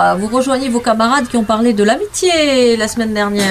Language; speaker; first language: French; native; French